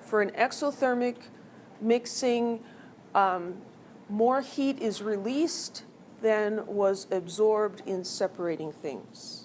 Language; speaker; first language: English; native; English